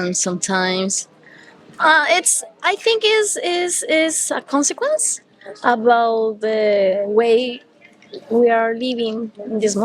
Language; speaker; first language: English; non-native, learner; Spanish